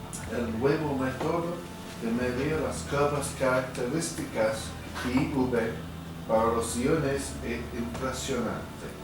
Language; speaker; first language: Spanish; non-native, fluent; English